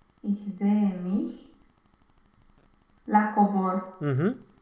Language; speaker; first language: German; non-native, learner; Romanian